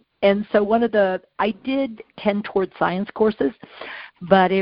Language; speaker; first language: English; native; English